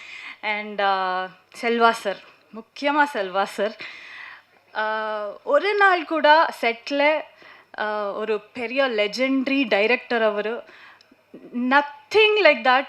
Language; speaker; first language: Tamil; non-native, learner; Kannada